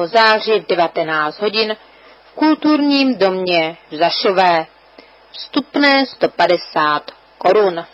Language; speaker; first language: Czech; native; Czech